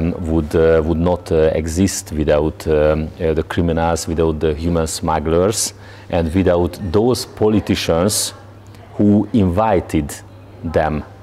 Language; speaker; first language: English; non-native, learner; Hungarian